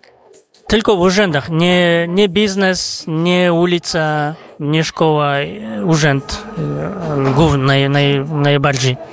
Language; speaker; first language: Polish; non-native, fluent; Kazakh